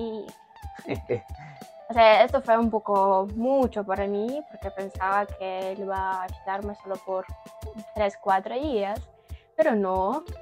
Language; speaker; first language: Spanish; non-native, learner; Ukrainian